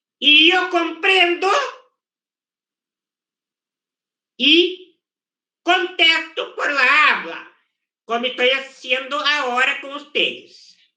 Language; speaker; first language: Spanish; non-native, fluent; Portuguese